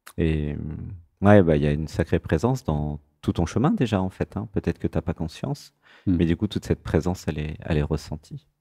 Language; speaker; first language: French; native; French